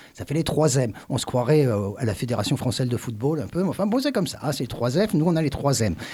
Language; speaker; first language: French; native; French